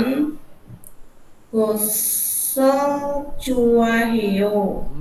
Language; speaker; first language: Korean; non-native, learner; Indonesian